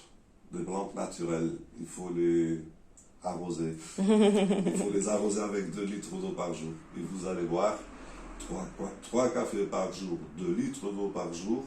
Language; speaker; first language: French; non-native, learner; Portuguese